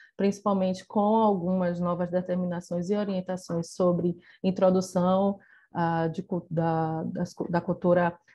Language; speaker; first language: Portuguese; native; Portuguese